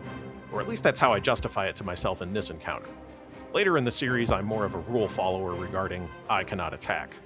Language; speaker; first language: English; native; English